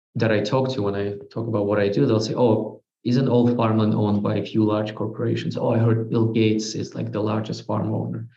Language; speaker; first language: English; non-native, fluent; Russian